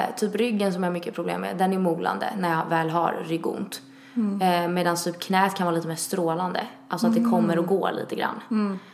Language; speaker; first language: Swedish; early bilingual, other home language; Italian